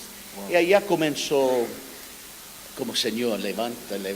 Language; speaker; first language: Spanish; non-native, fluent; English